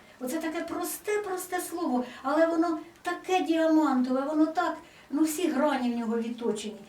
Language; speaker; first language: Ukrainian; native; Ukrainian